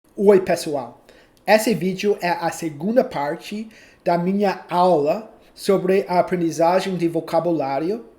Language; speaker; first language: Portuguese; non-native, fluent; English